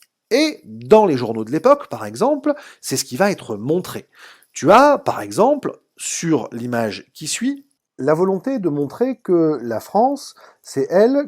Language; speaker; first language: French; native; French